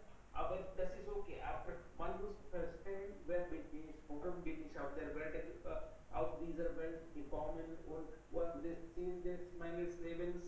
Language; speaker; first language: German; non-native, learner; Hindi